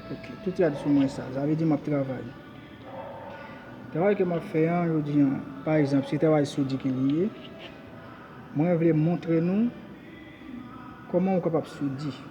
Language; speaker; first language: French; non-native, learner; Haitian Creole